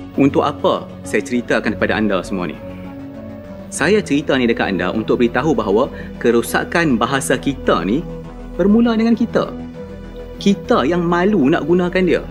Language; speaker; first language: Malay; native; Malay